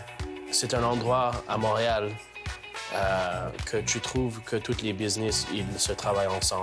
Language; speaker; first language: French; non-native, local second language; English